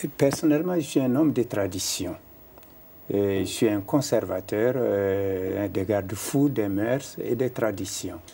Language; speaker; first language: French; non-native, local second language; Mandingo